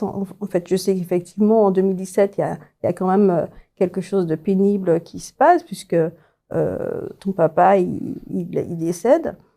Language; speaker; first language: French; native; French